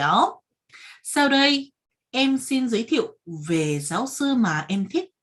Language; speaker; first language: Vietnamese; non-native, fluent; Korean